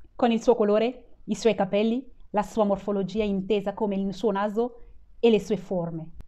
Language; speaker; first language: Italian; non-native, fluent; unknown